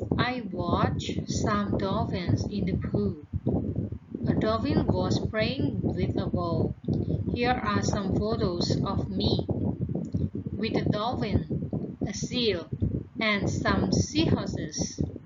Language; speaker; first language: English; non-native, fluent; Thai